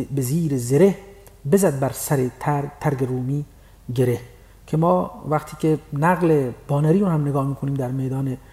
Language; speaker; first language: Persian; non-native, local second language; Baluchi